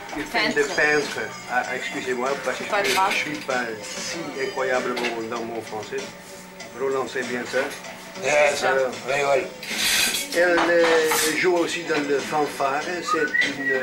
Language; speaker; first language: French; non-native, learner; Dutch